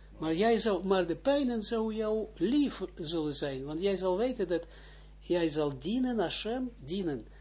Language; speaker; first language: Dutch; non-native, fluent; Hebrew